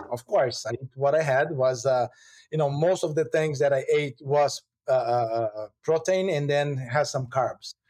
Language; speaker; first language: English; non-native, fluent; Portuguese